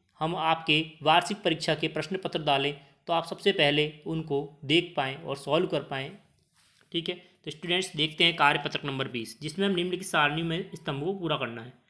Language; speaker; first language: Hindi; native; Hindi